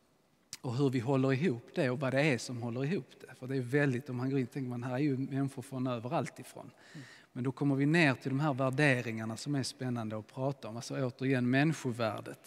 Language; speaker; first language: Swedish; native; Swedish